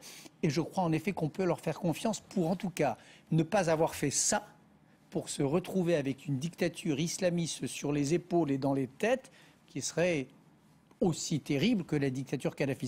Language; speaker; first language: French; native; French